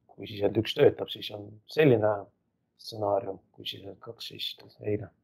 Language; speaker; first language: Estonian; native; Estonian